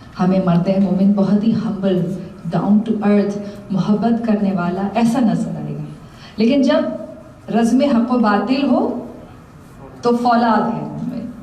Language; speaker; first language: Urdu; native; Urdu